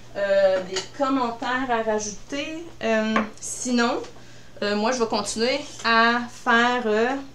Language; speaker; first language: French; native; French